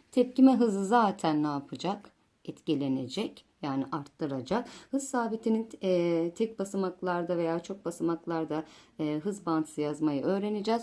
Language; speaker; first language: Turkish; native; Turkish